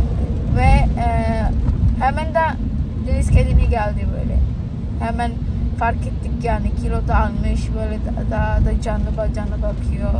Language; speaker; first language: Turkish; non-native, learner; Indonesian